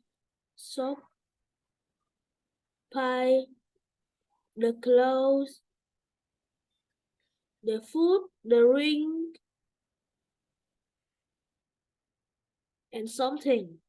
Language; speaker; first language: English; non-native, learner; Vietnamese